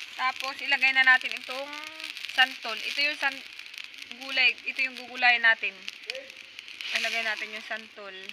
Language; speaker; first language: Filipino; native; Filipino